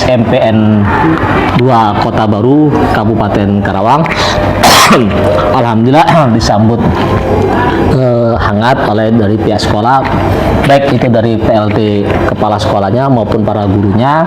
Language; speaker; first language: Indonesian; native; Indonesian